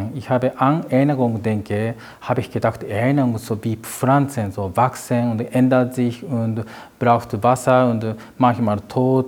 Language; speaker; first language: German; non-native, learner; Japanese